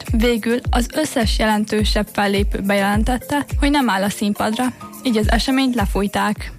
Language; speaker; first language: Hungarian; native; Hungarian